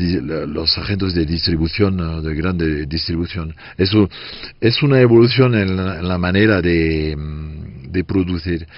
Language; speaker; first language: Spanish; non-native, fluent; French